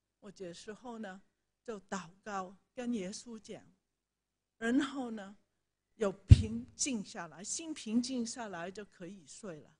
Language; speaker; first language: Chinese; non-native, local second language; Cantonese